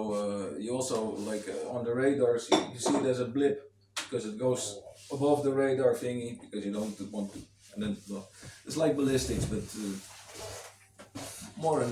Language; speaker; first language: English; non-native, fluent; Dutch